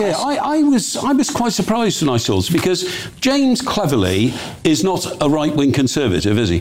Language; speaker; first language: English; native; English